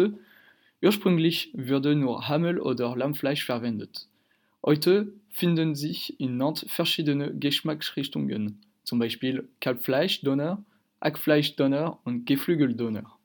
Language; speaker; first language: German; non-native, learner; French